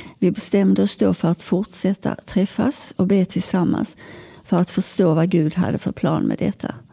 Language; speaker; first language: Swedish; native; Swedish